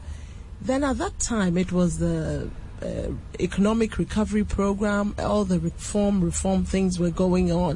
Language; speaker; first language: English; non-native, local second language; Akan